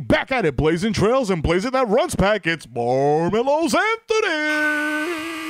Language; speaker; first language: English; early bilingual, other home language; Spanish